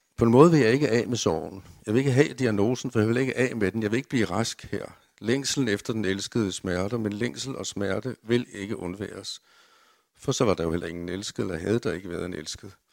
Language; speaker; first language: Danish; native; Danish